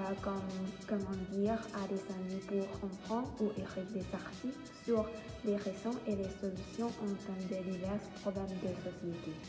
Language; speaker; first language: French; non-native, learner; Thai